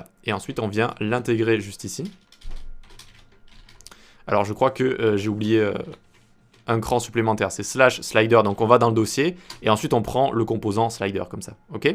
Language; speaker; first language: French; native; French